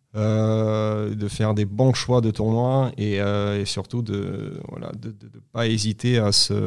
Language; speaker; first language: French; non-native, fluent; Uzbek